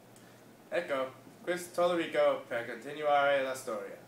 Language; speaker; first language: Italian; non-native, learner; English